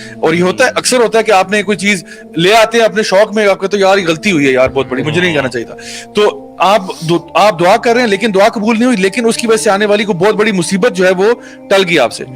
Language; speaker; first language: Urdu; early bilingual, heritage; Urdu